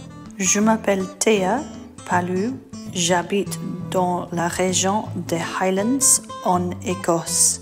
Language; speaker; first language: French; non-native, learner; English